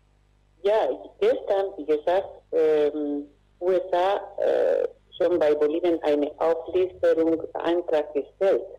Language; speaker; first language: German; non-native, learner; Spanish